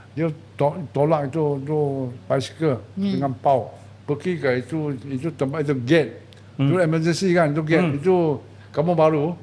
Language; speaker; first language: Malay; non-native, local second language; Chinese